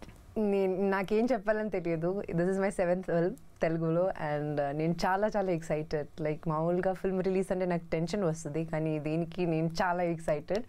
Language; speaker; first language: Telugu; non-native, fluent; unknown